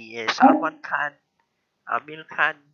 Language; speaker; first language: English; non-native, learner; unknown